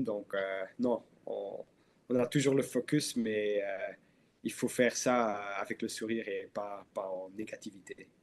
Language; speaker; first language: French; non-native, local second language; Dutch